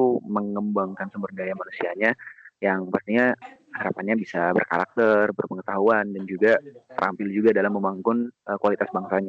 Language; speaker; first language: Indonesian; native; Indonesian